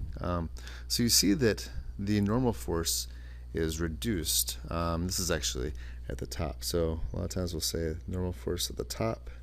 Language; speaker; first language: English; native; English